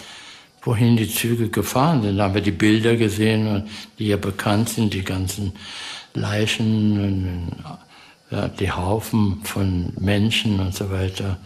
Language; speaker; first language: German; early bilingual, heritage; German